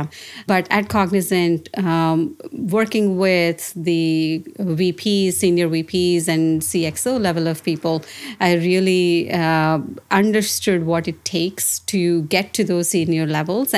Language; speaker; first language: English; non-native, local second language; Telugu